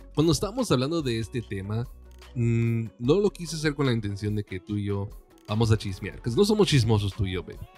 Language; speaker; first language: Spanish; early bilingual, heritage; Spanish